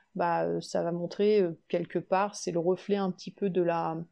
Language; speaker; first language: French; native; French